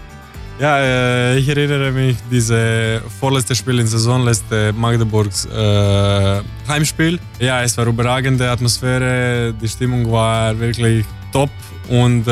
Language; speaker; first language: German; non-native, learner; Croatian